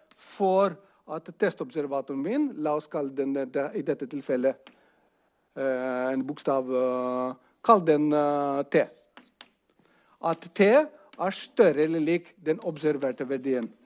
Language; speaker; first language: Norwegian; non-native, fluent; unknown